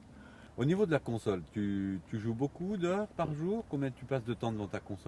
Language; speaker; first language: French; native; French